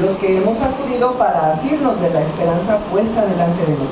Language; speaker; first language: Spanish; native; Spanish